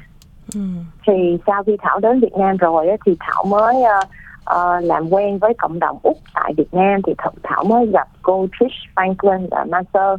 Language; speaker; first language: Vietnamese; early bilingual, heritage; Vietnamese